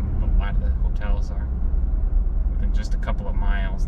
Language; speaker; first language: English; native; English